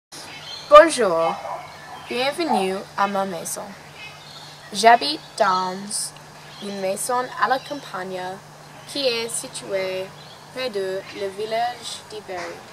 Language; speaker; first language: French; non-native, learner; English